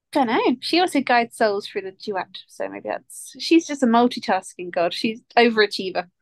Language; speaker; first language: English; native; English